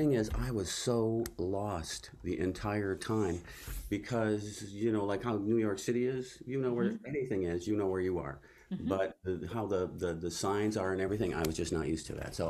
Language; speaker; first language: English; native; English